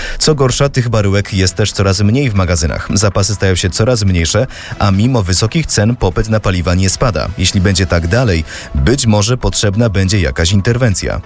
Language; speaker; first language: Polish; native; Polish